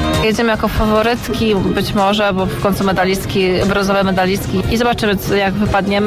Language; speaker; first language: Polish; native; Polish